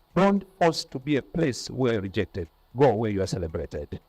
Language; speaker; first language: English; non-native, local second language; Swahili